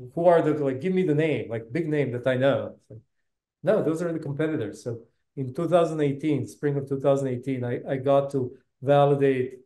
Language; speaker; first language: English; non-native, fluent; Bosnian